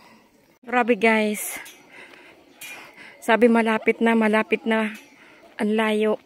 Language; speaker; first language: Filipino; native; Filipino